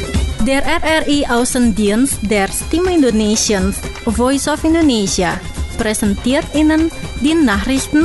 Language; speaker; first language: German; non-native, fluent; Indonesian